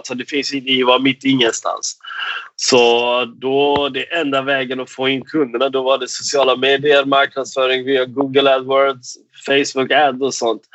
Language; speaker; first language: Swedish; non-native, fluent; Persian